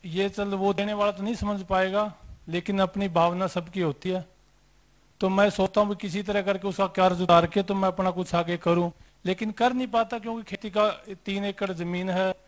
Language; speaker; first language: Hindi; native; Hindi